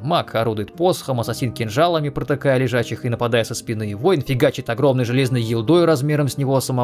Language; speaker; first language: Russian; native; Russian